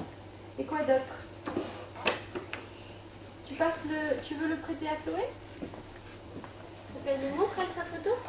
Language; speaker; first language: French; native; French